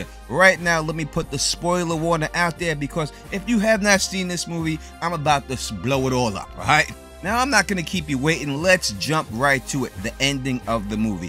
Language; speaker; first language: English; native; English